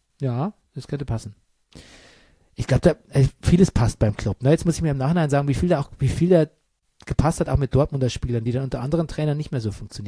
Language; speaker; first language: German; native; German